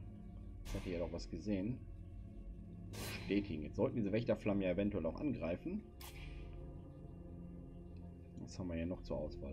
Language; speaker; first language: German; native; German